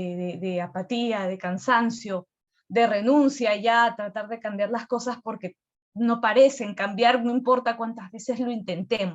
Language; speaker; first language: Spanish; native; Spanish